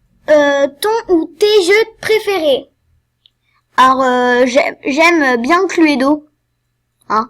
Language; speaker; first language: French; native; French